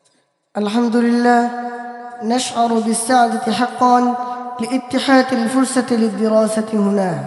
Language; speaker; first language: Arabic; non-native, learner; Bangla